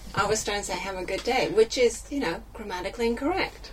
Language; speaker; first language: English; non-native, fluent; Swedish